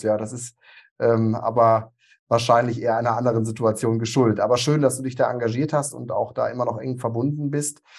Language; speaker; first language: German; native; German